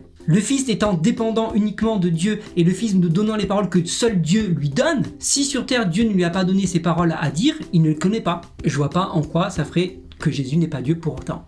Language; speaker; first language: French; native; French